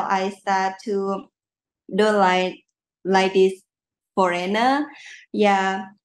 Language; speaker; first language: English; non-native, learner; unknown